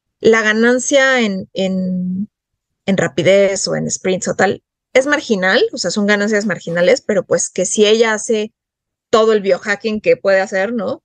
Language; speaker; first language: Spanish; native; Spanish